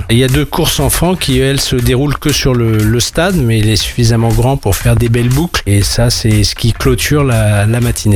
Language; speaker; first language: French; native; French